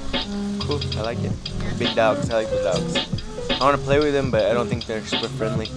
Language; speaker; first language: English; native; English